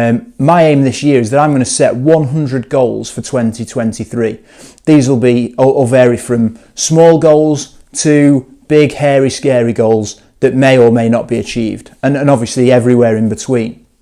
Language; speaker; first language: English; native; English